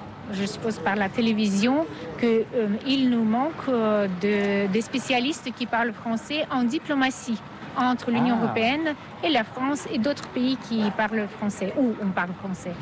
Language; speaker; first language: French; non-native, fluent; Russian